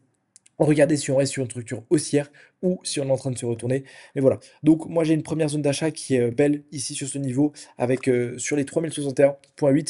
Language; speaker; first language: French; native; French